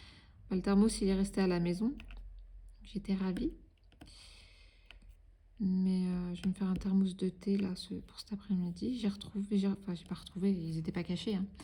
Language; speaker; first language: French; native; French